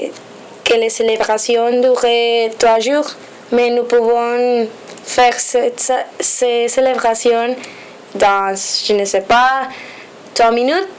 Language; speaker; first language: French; non-native, learner; Spanish